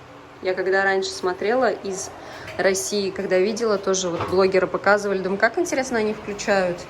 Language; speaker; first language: Russian; native; Russian